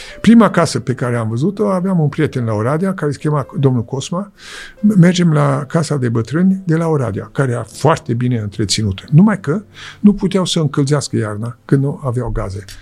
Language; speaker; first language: Romanian; early bilingual, heritage; Romanian